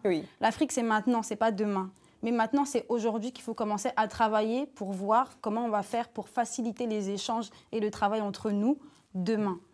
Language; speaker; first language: French; native; French